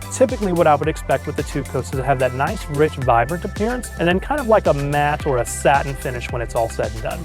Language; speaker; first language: English; native; English